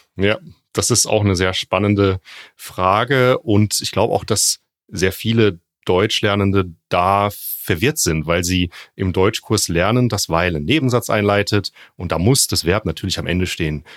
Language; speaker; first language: German; native; German